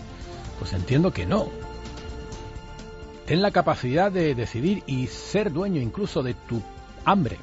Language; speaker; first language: Spanish; native; Spanish